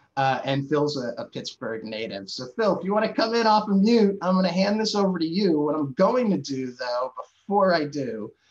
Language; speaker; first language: English; native; English